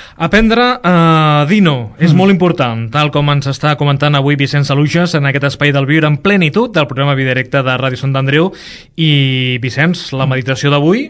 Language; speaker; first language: Catalan; native; Catalan